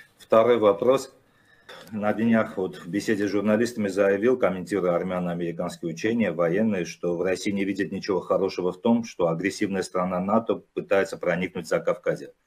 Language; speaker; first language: Russian; non-native, local second language; Armenian